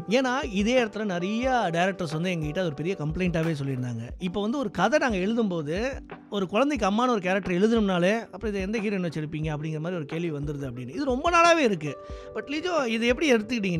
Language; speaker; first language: Tamil; native; Tamil